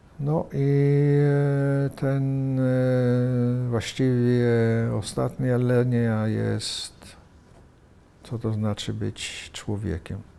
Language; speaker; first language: Polish; native; Polish